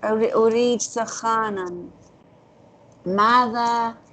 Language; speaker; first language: Arabic; non-native, learner; English